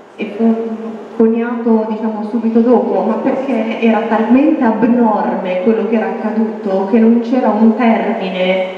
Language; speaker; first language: Italian; native; Italian